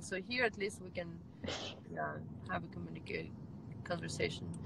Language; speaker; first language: English; non-native, fluent; Russian